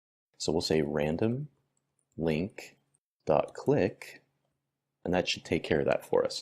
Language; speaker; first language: English; native; English